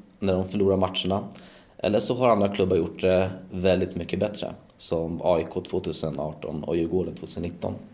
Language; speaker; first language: Swedish; early bilingual, other home language; Polish